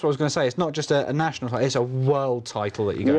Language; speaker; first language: English; native; English